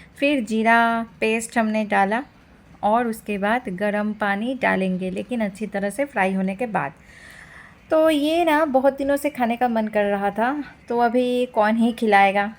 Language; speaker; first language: Hindi; non-native, local second language; Bangla